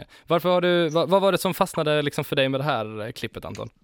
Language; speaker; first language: Swedish; native; Swedish